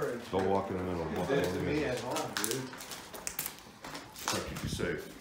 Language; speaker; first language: English; native; English